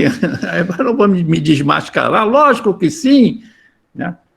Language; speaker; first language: Portuguese; native; Portuguese